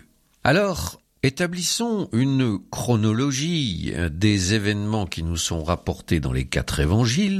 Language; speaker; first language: French; native; French